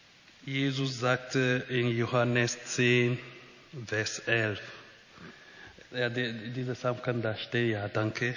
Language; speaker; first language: German; non-native, fluent; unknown